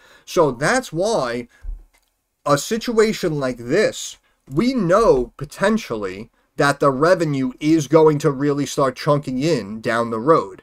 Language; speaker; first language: English; native; English